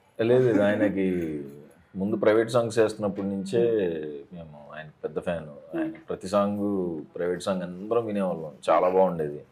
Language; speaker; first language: Telugu; native; Telugu